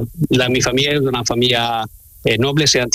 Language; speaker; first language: Spanish; non-native, learner; Italian